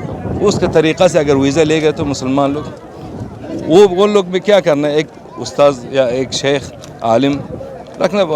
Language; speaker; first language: Hindi; non-native, learner; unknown